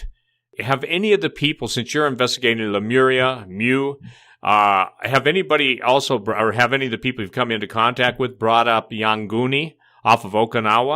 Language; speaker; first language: English; native; English